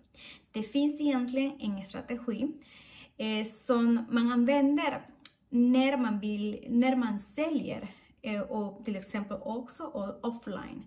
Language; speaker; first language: Swedish; non-native, fluent; Spanish